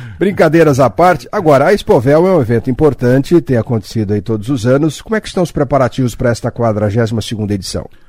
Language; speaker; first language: Portuguese; native; Portuguese